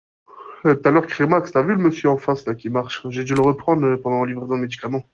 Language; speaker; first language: French; native; French